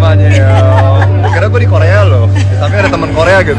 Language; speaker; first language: Indonesian; native; Indonesian